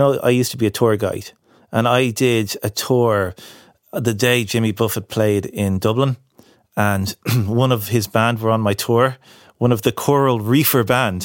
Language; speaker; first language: English; native; English